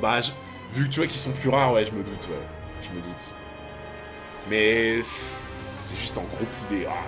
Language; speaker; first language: French; native; French